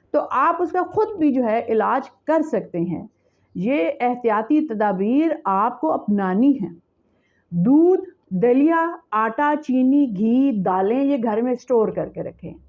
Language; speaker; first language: Urdu; native; Urdu